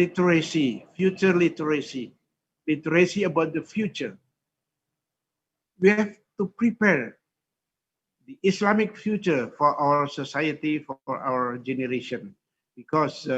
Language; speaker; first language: English; non-native, fluent; Indonesian